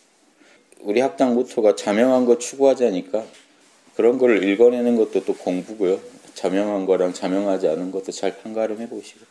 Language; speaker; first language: Korean; native; Korean